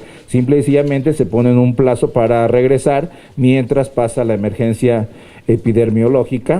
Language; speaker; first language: Spanish; native; Spanish